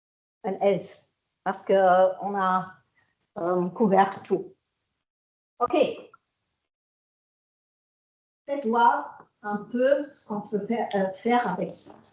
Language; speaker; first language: French; non-native, fluent; German